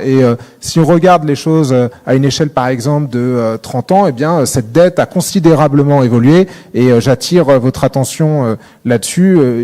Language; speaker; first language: French; native; French